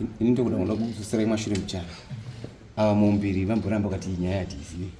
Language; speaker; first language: Shona; early bilingual, other home language; Nyanja